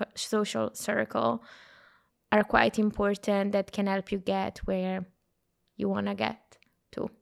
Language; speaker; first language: English; non-native, fluent; Italian